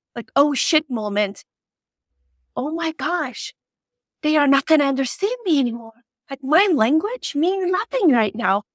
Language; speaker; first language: English; non-native, fluent; Turkish